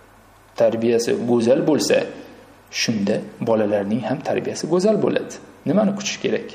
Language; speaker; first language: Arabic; non-native, fluent; Uzbek